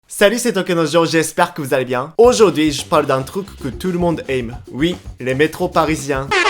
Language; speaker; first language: French; non-native, fluent; Japanese